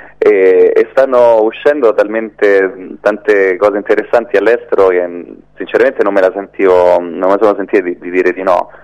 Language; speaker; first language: Italian; native; Italian